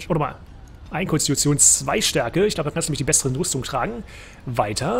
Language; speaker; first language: German; native; German